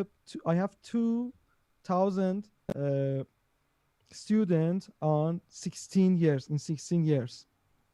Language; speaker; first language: English; non-native, learner; Persian